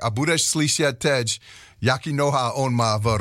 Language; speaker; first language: Czech; non-native, learner; English